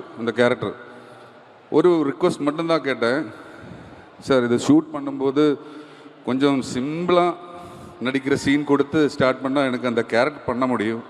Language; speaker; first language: Tamil; non-native, learner; Malayalam